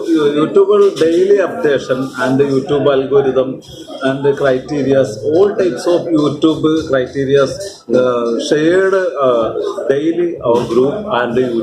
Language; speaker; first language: English; non-native, local second language; Malayalam